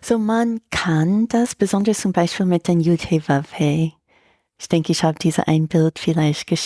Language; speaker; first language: German; non-native, fluent; English